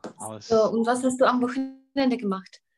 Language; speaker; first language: German; non-native, fluent; Czech